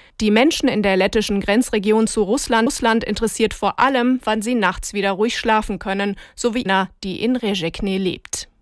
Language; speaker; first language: German; native; German